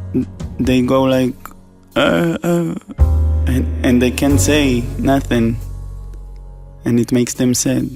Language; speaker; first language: English; non-native, fluent; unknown